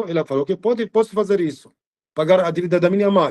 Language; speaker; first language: Portuguese; non-native, fluent; Arabic